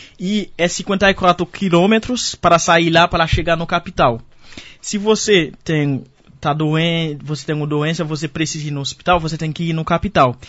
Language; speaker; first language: Portuguese; non-native, fluent; Haitian Creole